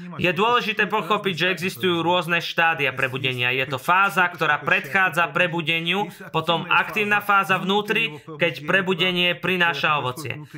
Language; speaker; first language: Slovak; non-native, fluent; Russian